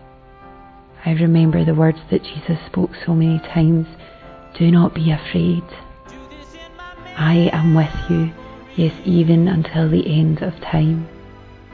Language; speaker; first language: English; native; English